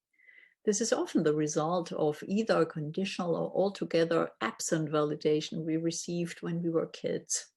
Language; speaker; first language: English; non-native, fluent; German